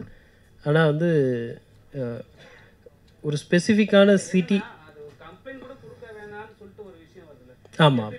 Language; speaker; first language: Tamil; native; Tamil